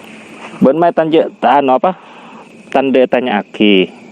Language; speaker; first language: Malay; non-native, local second language; Madurese